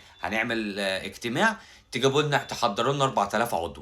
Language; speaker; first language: Arabic; native; Arabic